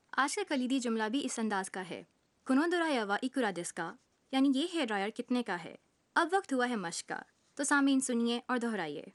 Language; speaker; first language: Urdu; native; Urdu